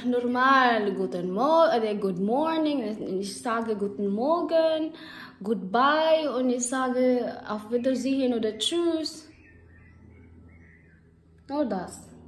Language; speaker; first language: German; non-native, learner; Filipino